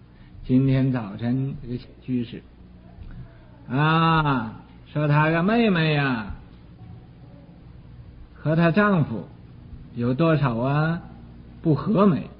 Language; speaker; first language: Chinese; native; Chinese